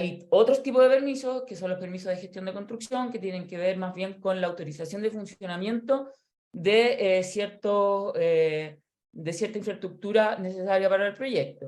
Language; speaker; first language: Spanish; native; Spanish